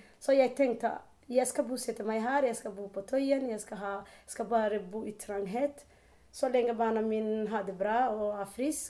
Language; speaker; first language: Norwegian; non-native, learner; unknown